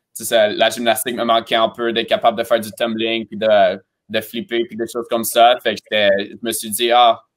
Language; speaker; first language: French; early bilingual, other home language; Romanian